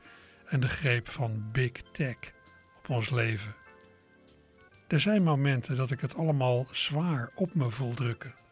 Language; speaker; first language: Dutch; native; Dutch